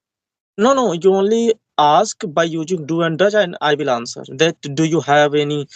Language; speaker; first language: English; non-native, learner; Hindi